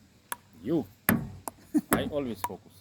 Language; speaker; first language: English; non-native, learner; Russian